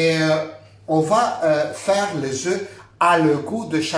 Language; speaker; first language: French; non-native, fluent; Spanish